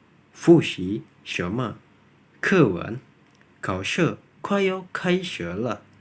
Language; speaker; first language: Chinese; non-native, learner; Indonesian